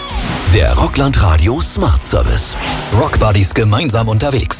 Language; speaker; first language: German; native; German